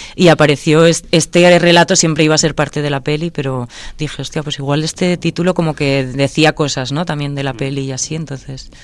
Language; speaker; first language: Spanish; native; Spanish